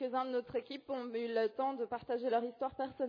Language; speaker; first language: French; native; French